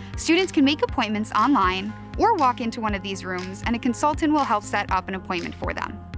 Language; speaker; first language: English; native; English